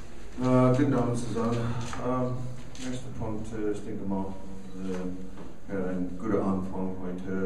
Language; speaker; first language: German; non-native, learner; English